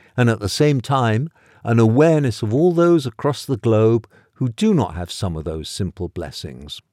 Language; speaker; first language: English; native; English